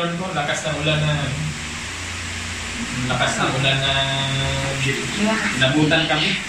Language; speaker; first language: Filipino; native; Filipino